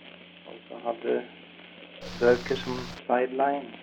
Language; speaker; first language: Norwegian; early bilingual, heritage; Norwegian